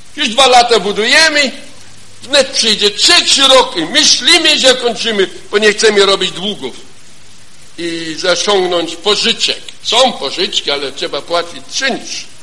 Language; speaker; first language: Polish; non-native, fluent; German